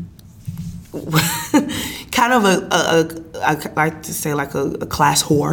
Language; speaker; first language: English; native; English